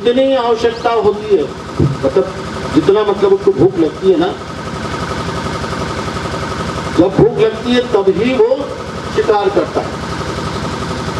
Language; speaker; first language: Hindi; native; Hindi